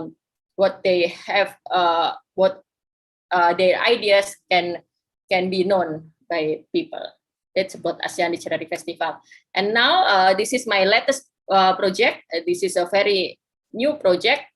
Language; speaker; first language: English; non-native, fluent; Indonesian